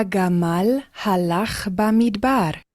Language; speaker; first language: Hebrew; non-native, learner; English